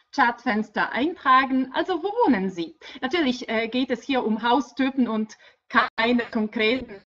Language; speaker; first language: German; non-native, fluent; Polish